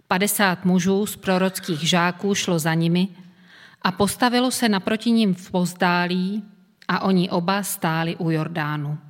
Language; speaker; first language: Czech; native; Czech